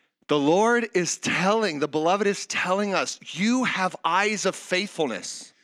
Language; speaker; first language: English; native; English